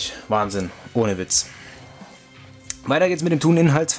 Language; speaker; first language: German; native; German